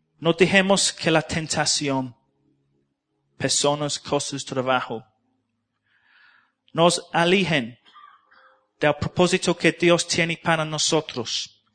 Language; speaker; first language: Spanish; non-native, learner; English